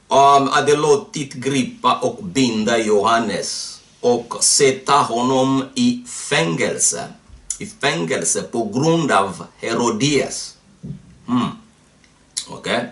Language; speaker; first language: Swedish; non-native, fluent; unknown